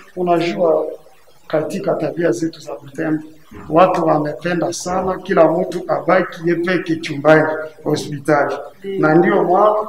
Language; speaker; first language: Swahili; native; Swahili